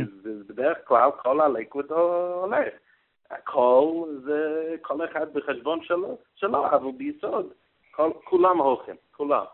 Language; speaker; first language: Hebrew; non-native, learner; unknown